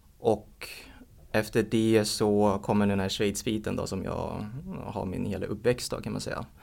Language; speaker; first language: Swedish; early bilingual, heritage; Swedish